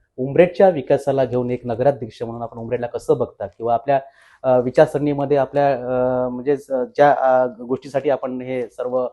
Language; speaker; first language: Marathi; native; Marathi